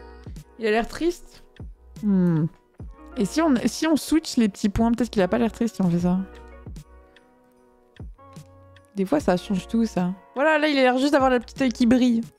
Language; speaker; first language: French; native; French